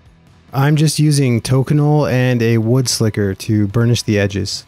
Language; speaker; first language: English; native; English